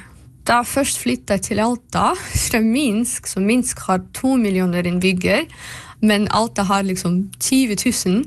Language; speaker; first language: Norwegian; non-native, fluent; Russian